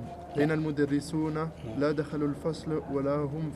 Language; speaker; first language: Arabic; non-native, learner; French